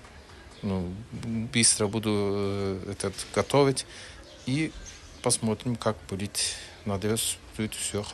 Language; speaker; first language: Russian; non-native, learner; Turkish